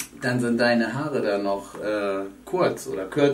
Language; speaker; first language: German; native; German